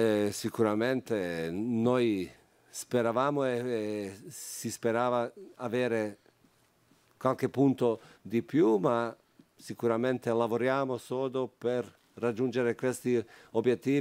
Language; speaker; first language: Italian; non-native, fluent; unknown